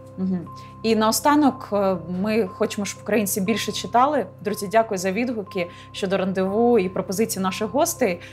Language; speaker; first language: Ukrainian; native; Ukrainian